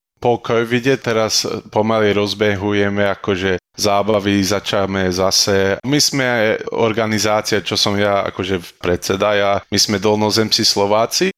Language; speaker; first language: Slovak; early bilingual, heritage; Slovak